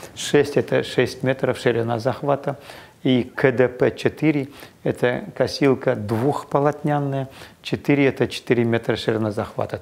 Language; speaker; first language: Russian; non-native, local second language; Kazakh